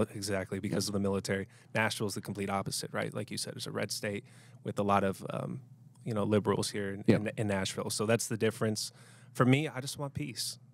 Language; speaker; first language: English; native; English